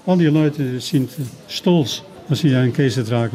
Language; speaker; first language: German; non-native, learner; Dutch